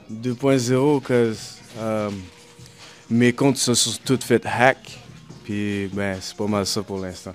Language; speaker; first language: French; native; French